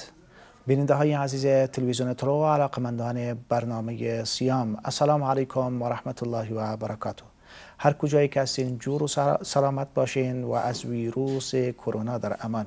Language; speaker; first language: Persian; native; Persian